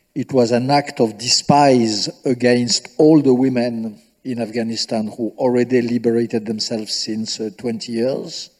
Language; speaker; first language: English; non-native, fluent; French